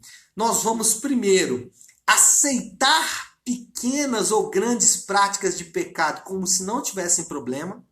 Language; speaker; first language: Portuguese; native; Portuguese